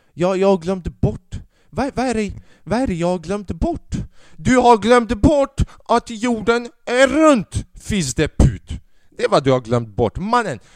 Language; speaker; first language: Swedish; early bilingual, other home language; Albanian